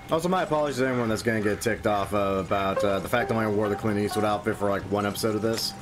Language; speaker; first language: English; native; English